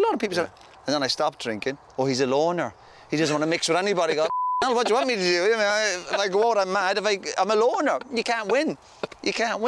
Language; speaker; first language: English; native; English